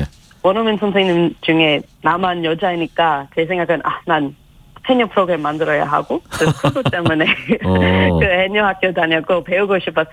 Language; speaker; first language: Korean; non-native, fluent; English